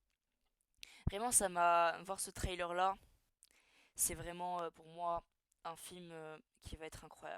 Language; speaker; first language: French; native; French